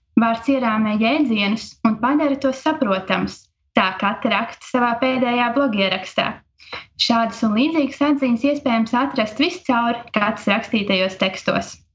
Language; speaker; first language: Latvian; native; Latvian